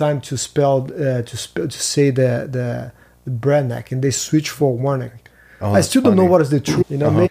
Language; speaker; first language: English; non-native, fluent; Portuguese